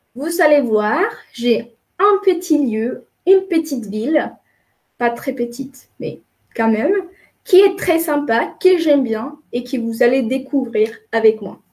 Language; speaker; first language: French; non-native, fluent; Spanish